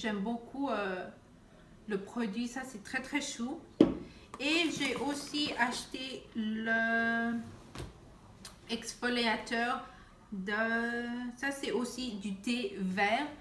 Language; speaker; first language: French; non-native, fluent; Spanish